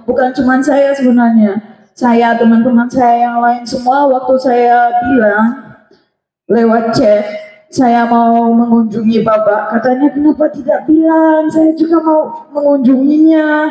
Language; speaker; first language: Indonesian; non-native, fluent; Arabic